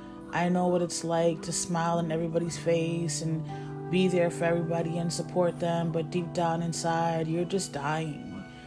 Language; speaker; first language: English; native; English